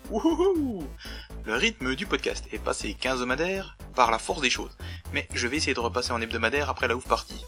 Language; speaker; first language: French; native; French